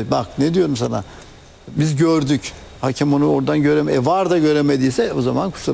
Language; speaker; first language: Turkish; native; Turkish